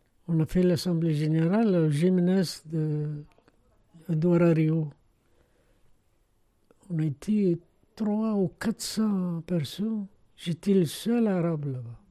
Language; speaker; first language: French; non-native, fluent; Arabic